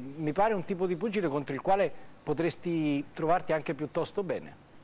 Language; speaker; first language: Italian; native; Italian